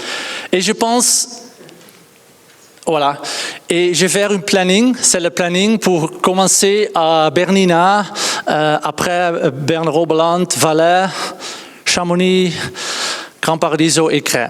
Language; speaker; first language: French; non-native, learner; Dutch